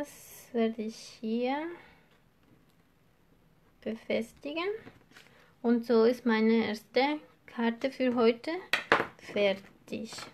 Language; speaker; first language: German; non-native, fluent; Spanish